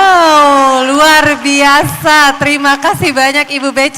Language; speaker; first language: Indonesian; native; Indonesian